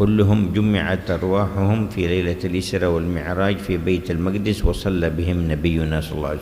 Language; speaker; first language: Arabic; native; Arabic